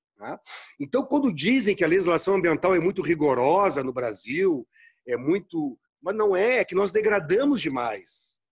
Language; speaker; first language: Portuguese; native; Portuguese